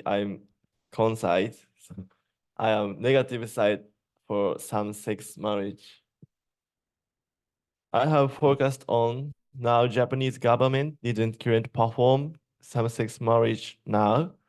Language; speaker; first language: English; non-native, learner; Japanese